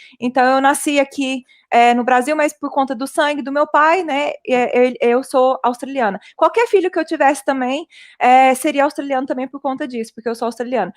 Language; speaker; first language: Portuguese; early bilingual, heritage; Portuguese